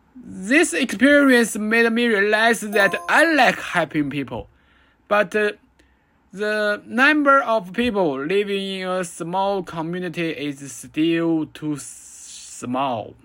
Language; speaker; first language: English; non-native, fluent; Chinese